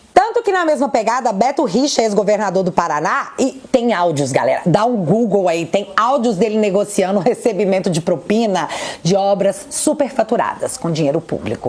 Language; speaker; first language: Portuguese; native; Portuguese